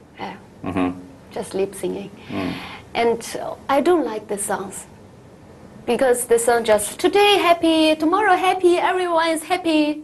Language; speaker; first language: English; non-native, learner; Chinese